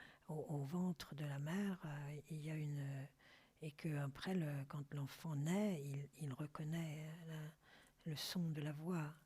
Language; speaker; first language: French; native; French